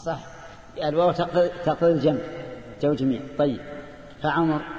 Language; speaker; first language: Arabic; native; Arabic